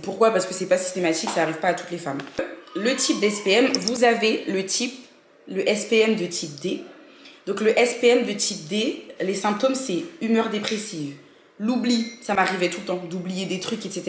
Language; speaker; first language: French; native; French